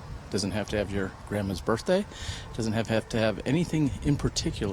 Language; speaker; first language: English; native; English